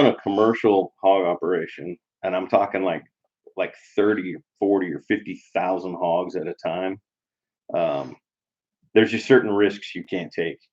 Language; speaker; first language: English; native; English